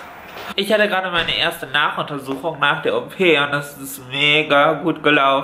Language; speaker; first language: German; native; German